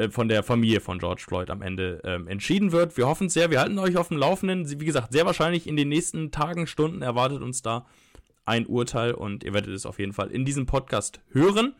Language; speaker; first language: German; native; German